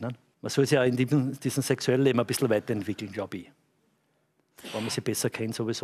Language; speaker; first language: German; native; German